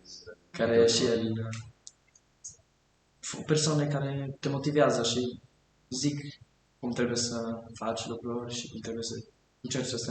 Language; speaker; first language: Romanian; early bilingual, heritage; German